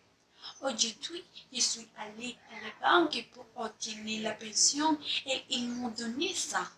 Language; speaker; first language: French; non-native, learner; Spanish